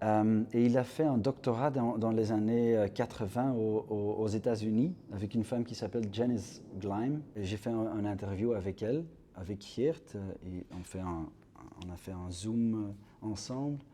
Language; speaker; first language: French; non-native, local second language; Dutch